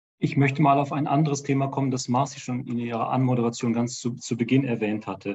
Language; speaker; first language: German; native; German